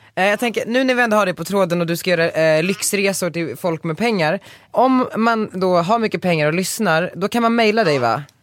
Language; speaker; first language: Swedish; native; Swedish